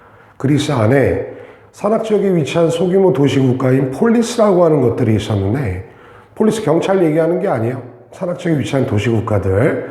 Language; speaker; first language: Korean; native; Korean